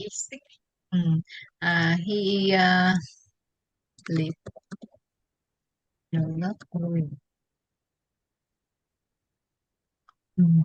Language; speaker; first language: English; non-native, learner; Vietnamese